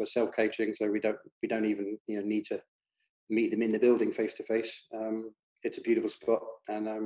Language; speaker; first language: English; native; English